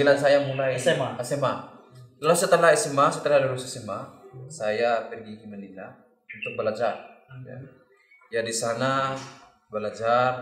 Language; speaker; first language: Indonesian; non-native, learner; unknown